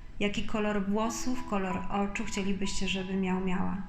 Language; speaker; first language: Polish; native; Polish